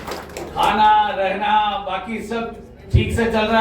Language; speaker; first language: Hindi; non-native, local second language; Malayalam